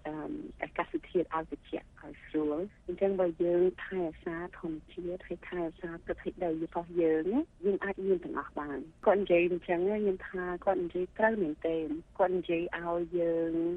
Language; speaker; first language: Khmer; early bilingual, heritage; Khmer